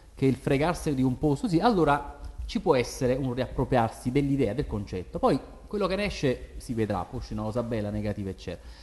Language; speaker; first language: Italian; native; Italian